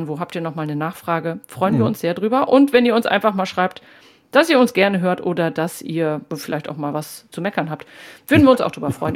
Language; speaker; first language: German; native; German